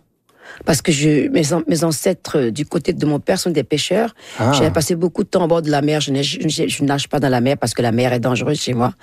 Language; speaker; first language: French; non-native, local second language; Fon